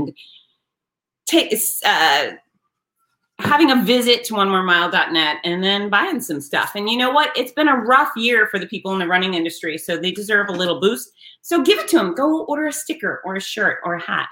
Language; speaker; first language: English; native; English